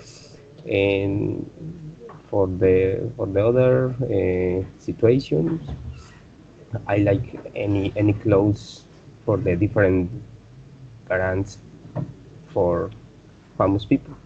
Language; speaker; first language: English; non-native, learner; Spanish